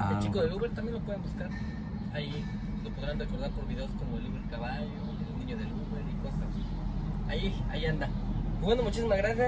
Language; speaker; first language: Spanish; native; Spanish